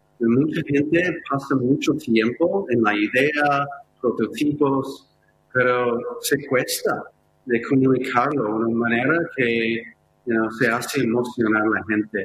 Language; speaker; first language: Spanish; non-native, fluent; English